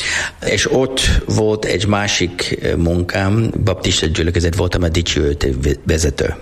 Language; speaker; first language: Hungarian; non-native, learner; English